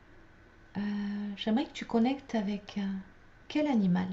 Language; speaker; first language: French; native; French